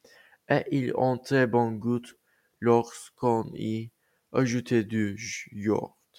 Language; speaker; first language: French; non-native, learner; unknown